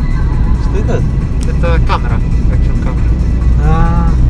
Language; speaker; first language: Russian; non-native, learner; English